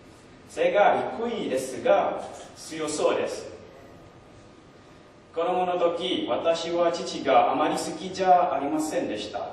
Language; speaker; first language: Japanese; non-native, learner; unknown